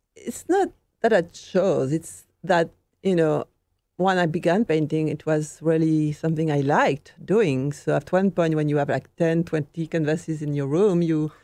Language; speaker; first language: English; non-native, fluent; French